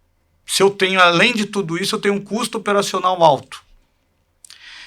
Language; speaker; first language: Portuguese; native; Portuguese